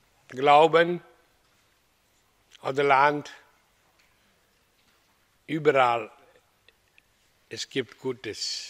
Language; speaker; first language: German; non-native, learner; Hindi